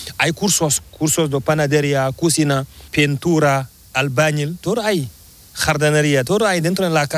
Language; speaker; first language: Spanish; non-native, learner; Fula